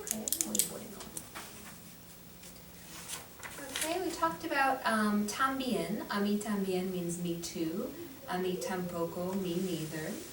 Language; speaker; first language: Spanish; non-native, fluent; English